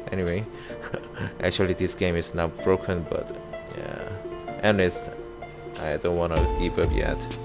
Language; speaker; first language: English; non-native, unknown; Korean